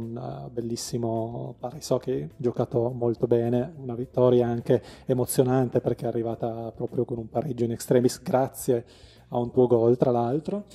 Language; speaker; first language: Italian; native; Italian